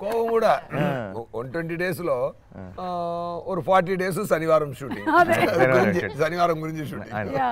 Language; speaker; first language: Telugu; non-native, learner; Tamil